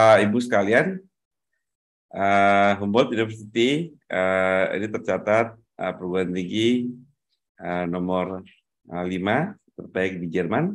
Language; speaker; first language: Indonesian; native; Indonesian